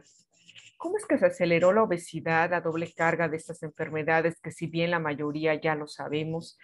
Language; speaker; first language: Spanish; native; Spanish